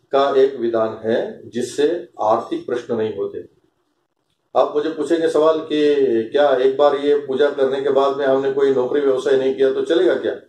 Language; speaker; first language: Hindi; non-native, local second language; Marathi